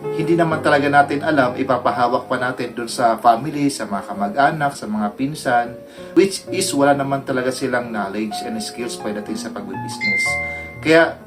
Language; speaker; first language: Filipino; native; Filipino